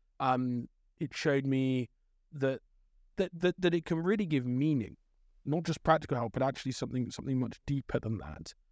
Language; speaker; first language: English; native; English